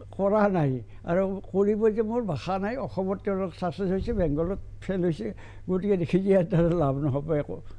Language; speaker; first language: Assamese; native; Assamese